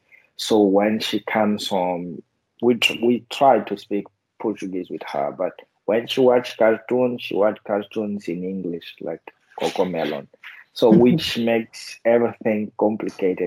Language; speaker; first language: English; non-native, fluent; Portuguese